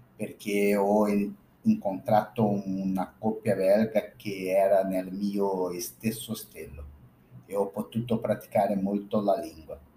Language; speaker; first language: Italian; non-native, fluent; Portuguese